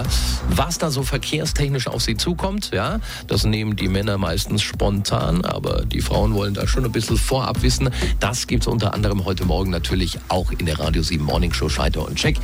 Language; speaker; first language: German; native; German